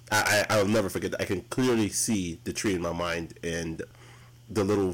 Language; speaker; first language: English; early bilingual, other home language; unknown